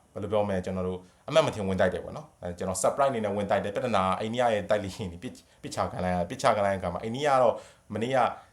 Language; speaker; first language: Burmese; native; Burmese